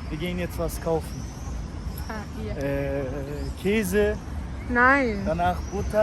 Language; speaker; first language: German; early bilingual, other home language; Turkish